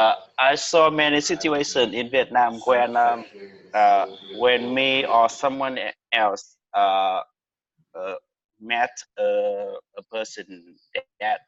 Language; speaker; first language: English; non-native, learner; Vietnamese